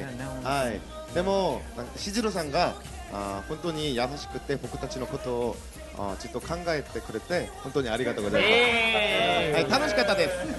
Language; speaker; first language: Japanese; non-native, learner; Korean